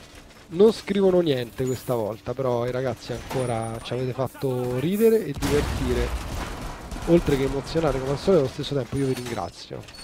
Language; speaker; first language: Italian; native; Italian